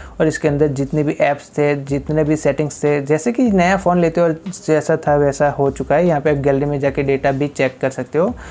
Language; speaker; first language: Hindi; native; Hindi